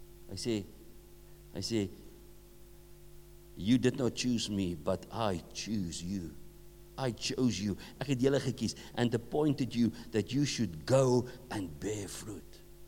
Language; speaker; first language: English; non-native, local second language; Afrikaans